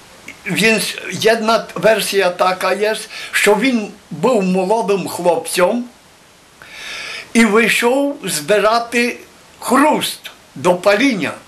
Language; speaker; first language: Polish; non-native, local second language; Ukrainian